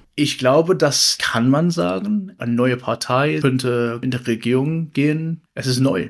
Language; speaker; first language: German; non-native, learner; English